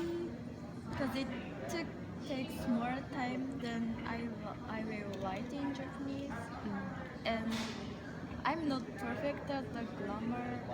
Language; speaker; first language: English; non-native, learner; Japanese